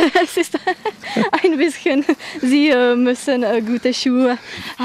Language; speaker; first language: German; non-native, learner; Czech